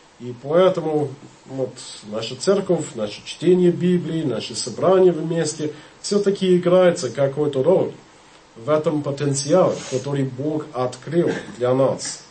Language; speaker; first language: Russian; non-native, fluent; English